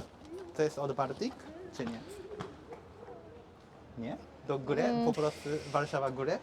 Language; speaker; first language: Polish; non-native, learner; Japanese